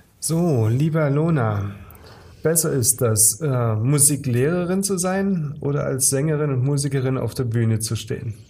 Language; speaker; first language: German; native; German